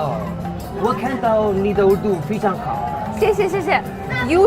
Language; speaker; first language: Chinese; non-native, learner; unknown